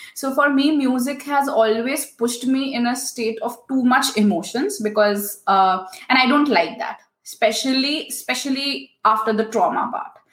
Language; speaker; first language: English; non-native, local second language; Hindi